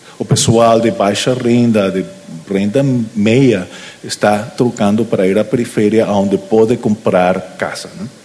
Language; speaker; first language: Portuguese; non-native, learner; Spanish